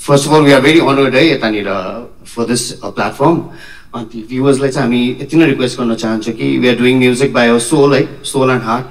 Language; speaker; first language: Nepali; native; Nepali